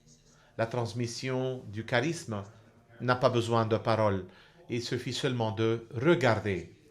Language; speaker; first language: French; non-native, fluent; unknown